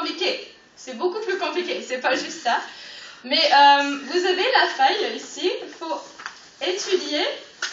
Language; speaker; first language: French; non-native, fluent; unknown